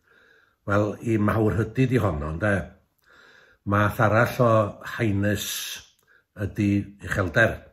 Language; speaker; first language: Welsh; native; Welsh